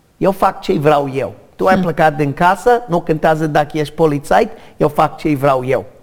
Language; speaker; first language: Romanian; non-native, learner; English